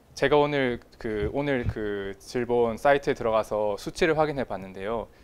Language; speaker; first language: Korean; native; Korean